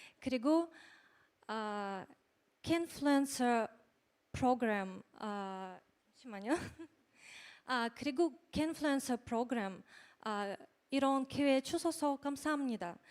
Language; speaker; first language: Korean; non-native, learner; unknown